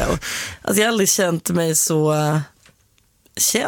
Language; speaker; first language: Swedish; native; Swedish